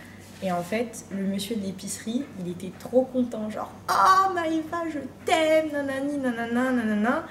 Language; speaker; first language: French; native; French